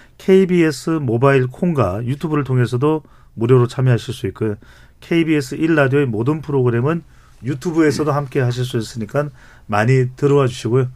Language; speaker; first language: Korean; native; Korean